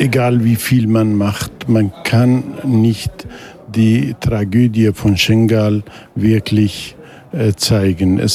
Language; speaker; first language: German; non-native, fluent; Kurdish